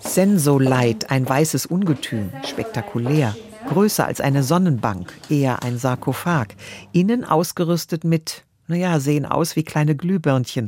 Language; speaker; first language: German; native; German